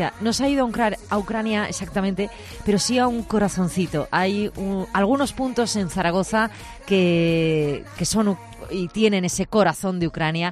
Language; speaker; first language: Spanish; native; Spanish